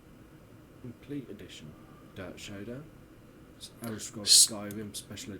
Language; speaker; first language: English; native; English